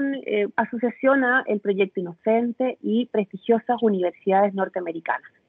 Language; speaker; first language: Spanish; native; Spanish